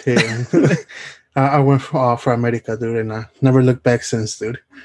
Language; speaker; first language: English; early bilingual, other home language; Spanish